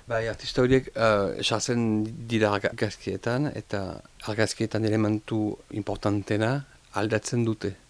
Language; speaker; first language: Basque; non-native, local second language; French